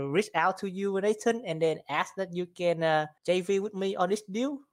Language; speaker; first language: English; non-native, learner; Vietnamese